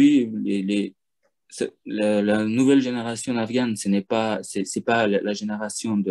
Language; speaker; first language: French; non-native, fluent; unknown